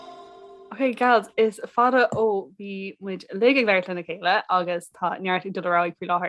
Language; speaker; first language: Irish; non-native, local second language; English